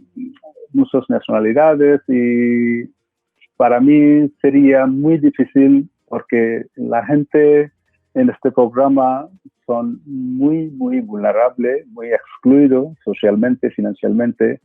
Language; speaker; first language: Spanish; non-native, fluent; Bangla